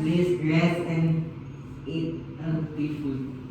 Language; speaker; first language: English; non-native, learner; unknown